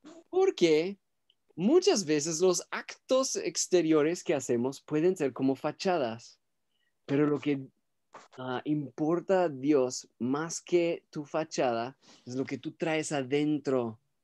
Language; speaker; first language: Spanish; native; Spanish